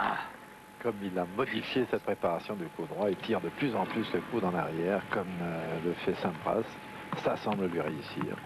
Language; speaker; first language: French; native; French